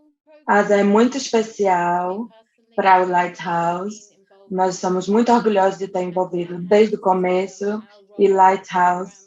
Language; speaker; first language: Portuguese; non-native, fluent; English